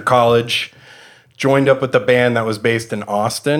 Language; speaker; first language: English; native; English